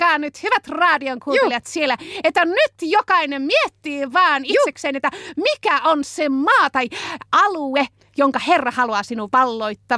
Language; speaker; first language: Finnish; native; Finnish